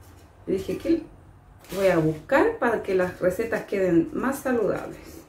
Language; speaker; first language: Spanish; native; Spanish